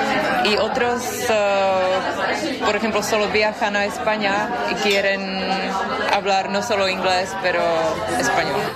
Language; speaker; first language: Spanish; non-native, fluent; Czech